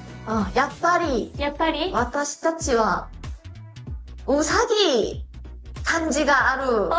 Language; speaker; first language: Japanese; non-native, learner; Korean